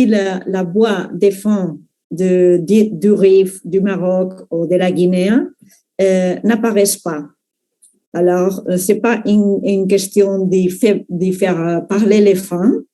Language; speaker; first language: French; non-native, fluent; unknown